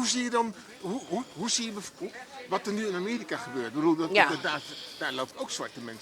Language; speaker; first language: Dutch; native; Dutch